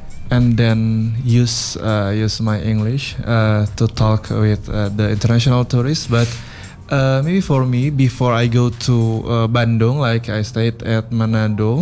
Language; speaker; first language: English; non-native, learner; Indonesian